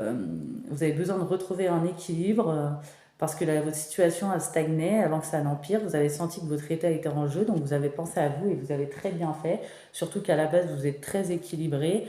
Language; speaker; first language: French; native; French